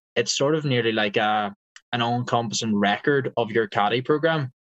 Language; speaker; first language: English; native; English